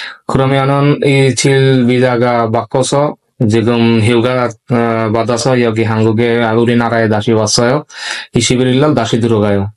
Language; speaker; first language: Korean; non-native, learner; Bangla